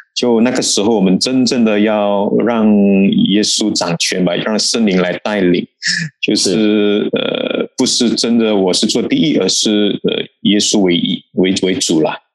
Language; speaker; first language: Chinese; native; Chinese